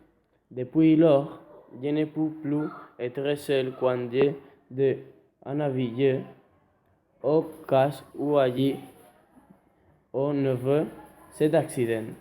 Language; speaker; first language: French; non-native, learner; Spanish